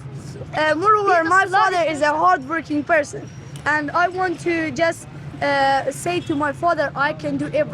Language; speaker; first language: English; non-native, learner; Persian